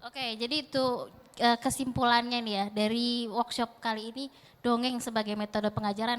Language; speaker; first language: Indonesian; native; Indonesian